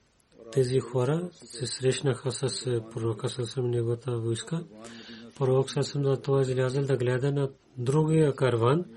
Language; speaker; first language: Bulgarian; non-native, learner; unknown